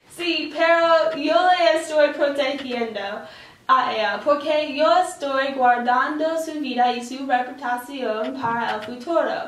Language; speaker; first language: Spanish; non-native, learner; English